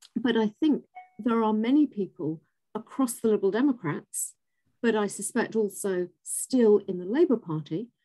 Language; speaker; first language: English; native; English